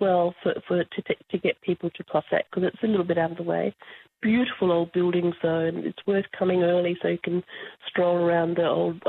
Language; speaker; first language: English; native; English